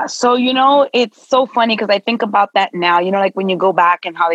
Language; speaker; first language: English; native; English